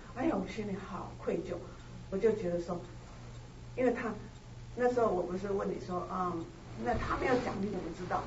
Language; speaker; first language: Chinese; native; Chinese